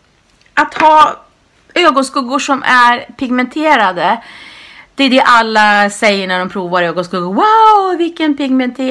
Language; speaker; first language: Swedish; native; Swedish